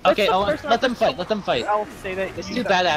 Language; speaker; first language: English; native; English